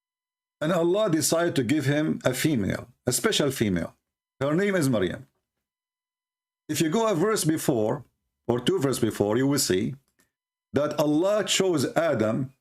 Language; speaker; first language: English; non-native, fluent; Arabic